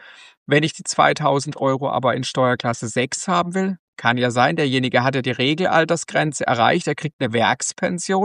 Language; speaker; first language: German; native; German